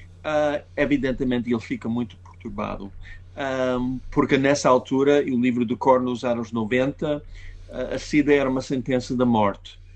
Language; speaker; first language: Portuguese; non-native, fluent; English